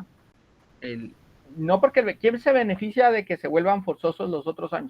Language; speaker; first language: Spanish; native; Spanish